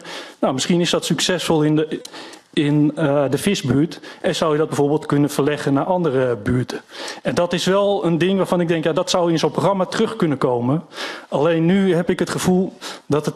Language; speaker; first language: Dutch; native; Dutch